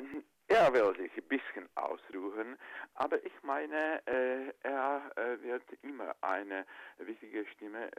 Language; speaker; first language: German; non-native, fluent; Czech